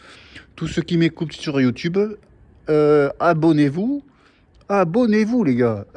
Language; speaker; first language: French; native; French